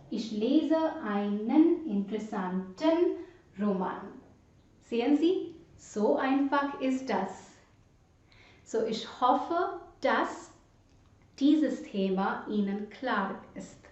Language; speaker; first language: German; non-native, fluent; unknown